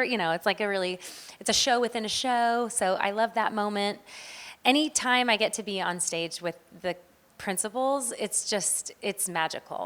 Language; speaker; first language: English; native; English